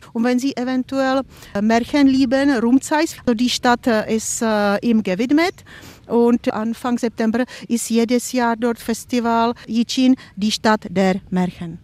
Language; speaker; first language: German; non-native, fluent; Czech